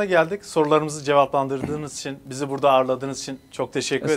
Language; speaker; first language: Turkish; non-native, local second language; Kurdish